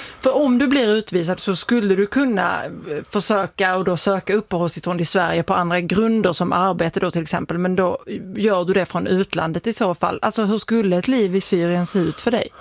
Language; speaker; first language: Swedish; native; Swedish